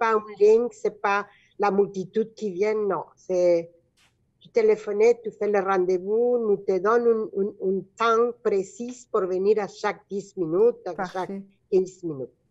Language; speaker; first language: French; non-native, fluent; Spanish